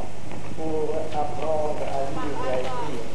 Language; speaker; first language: French; non-native, local second language; Khmer